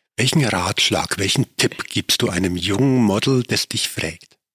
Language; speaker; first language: German; native; German